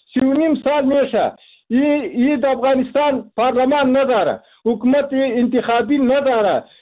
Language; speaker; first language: Persian; non-native, local second language; Pashto